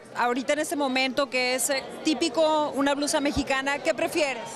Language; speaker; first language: Spanish; native; Spanish